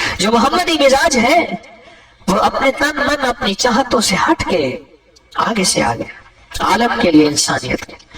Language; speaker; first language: Urdu; non-native, local second language; Punjabi